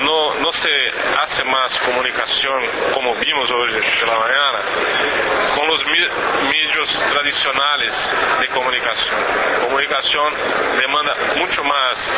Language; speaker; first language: Italian; non-native, learner; Portuguese